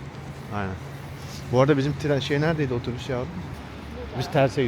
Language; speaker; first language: Turkish; native; Turkish